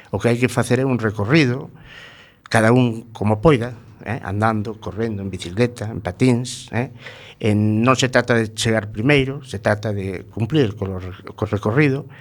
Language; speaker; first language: Galician; non-native, local second language; Spanish